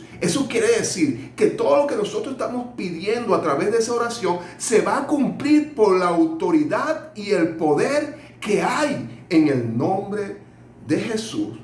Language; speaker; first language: Spanish; native; Spanish